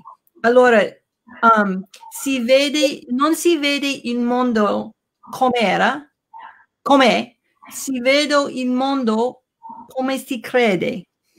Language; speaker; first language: Italian; non-native, learner; English